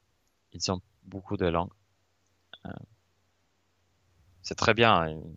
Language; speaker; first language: French; non-native, learner; Swedish